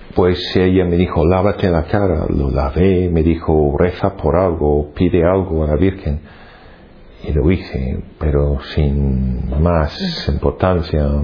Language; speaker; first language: Spanish; non-native, fluent; English